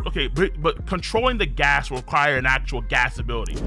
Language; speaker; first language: English; native; English